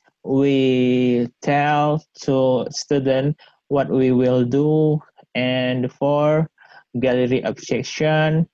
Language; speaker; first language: English; non-native, learner; Indonesian